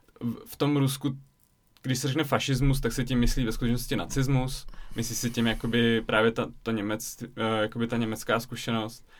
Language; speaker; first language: Czech; early bilingual, other home language; Russian